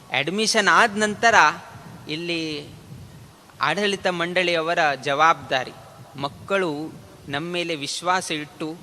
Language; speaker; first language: Kannada; non-native, local second language; Konkani